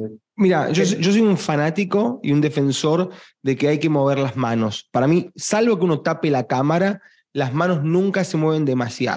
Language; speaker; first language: Spanish; native; Spanish